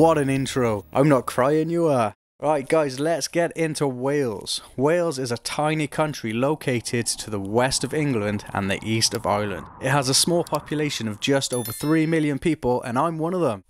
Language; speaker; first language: English; native; English